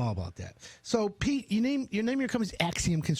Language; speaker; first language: English; native; English